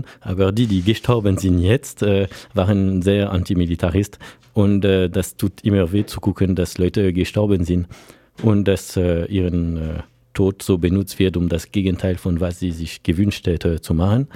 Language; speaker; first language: German; non-native, fluent; French